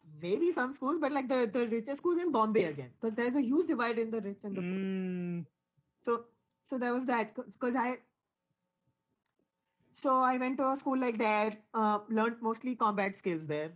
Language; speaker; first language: English; non-native, local second language; Hindi